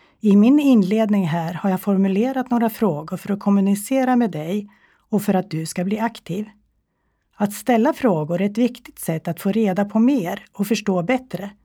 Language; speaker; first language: Swedish; native; Swedish